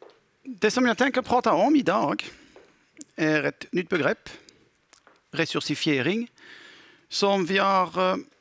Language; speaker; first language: Swedish; non-native, fluent; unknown